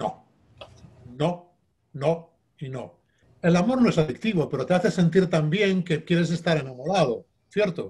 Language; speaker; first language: Spanish; native; Spanish